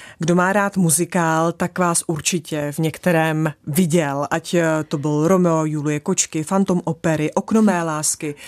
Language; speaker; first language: Czech; native; Czech